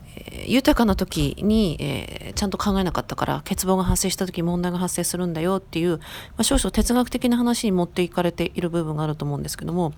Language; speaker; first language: Japanese; native; Japanese